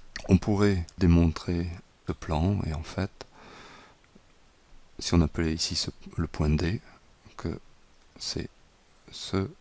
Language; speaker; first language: French; native; French